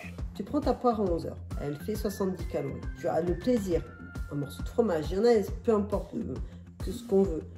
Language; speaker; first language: French; native; French